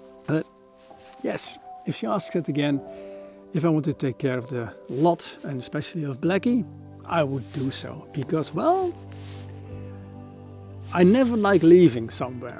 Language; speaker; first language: English; non-native, fluent; Dutch